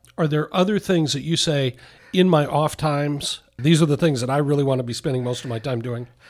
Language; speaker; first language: English; native; English